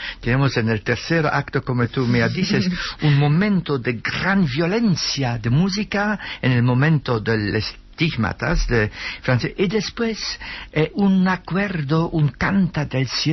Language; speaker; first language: Spanish; non-native, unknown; Dutch